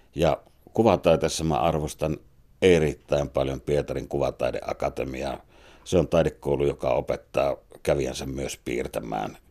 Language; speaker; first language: Finnish; native; Finnish